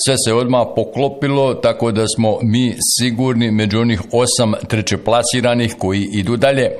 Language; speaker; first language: Bosnian; native; Bosnian